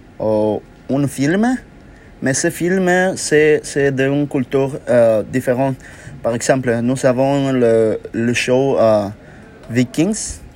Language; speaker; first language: French; non-native, learner; Spanish